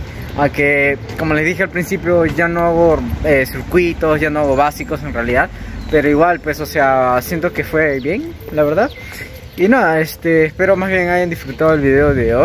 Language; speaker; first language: Spanish; native; Spanish